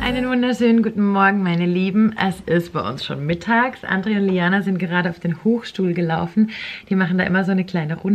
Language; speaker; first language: German; native; German